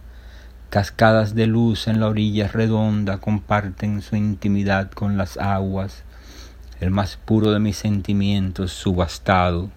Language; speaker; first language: Spanish; native; Spanish